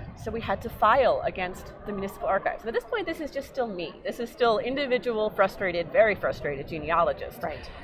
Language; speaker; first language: English; native; English